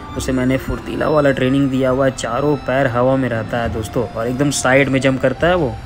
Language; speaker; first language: Hindi; native; Hindi